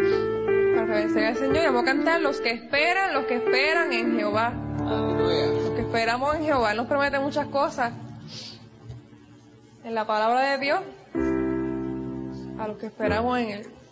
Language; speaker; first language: Spanish; native; Spanish